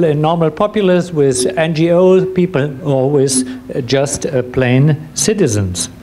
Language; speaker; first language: English; non-native, fluent; German